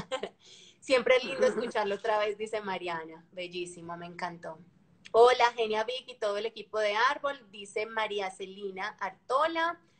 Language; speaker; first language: Spanish; native; Spanish